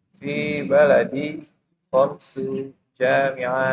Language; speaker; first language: Arabic; non-native, learner; Indonesian